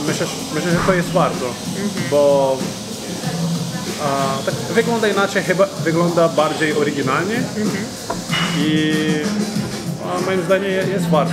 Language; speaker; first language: Polish; non-native, learner; Portuguese